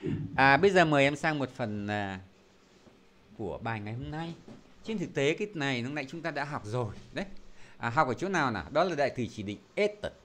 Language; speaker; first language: Vietnamese; native; Vietnamese